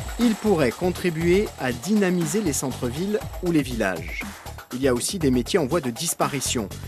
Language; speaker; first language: French; native; French